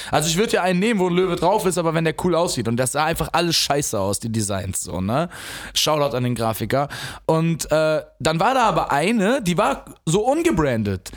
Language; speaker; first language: German; native; German